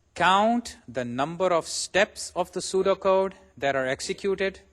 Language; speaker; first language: English; non-native, local second language; Urdu